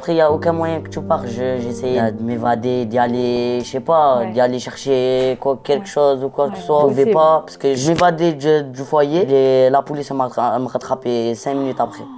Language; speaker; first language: French; non-native, local second language; Arabic